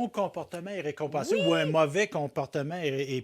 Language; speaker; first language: French; native; French